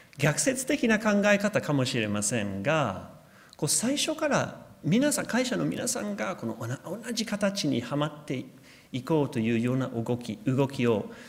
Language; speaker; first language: Japanese; non-native, fluent; English